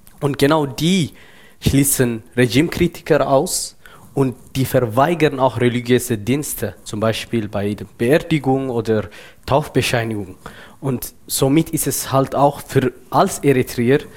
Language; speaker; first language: German; non-native, fluent; Tigrinya